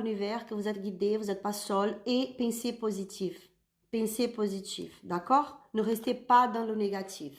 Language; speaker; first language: French; non-native, learner; Spanish